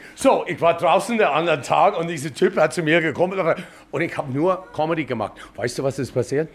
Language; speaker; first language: German; non-native, learner; English